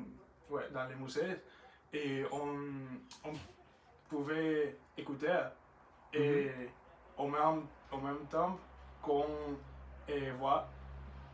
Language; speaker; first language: French; non-native, learner; Spanish